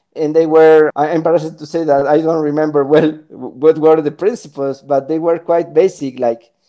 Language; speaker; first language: English; non-native, fluent; Spanish